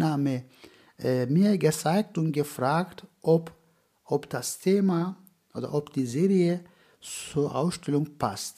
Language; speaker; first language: German; non-native, fluent; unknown